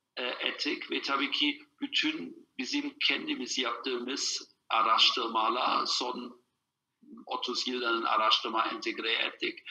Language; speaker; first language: Turkish; non-native, learner; German